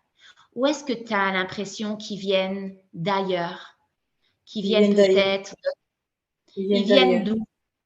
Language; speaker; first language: French; native; French